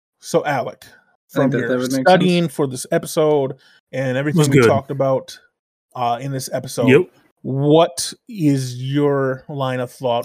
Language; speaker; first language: English; native; English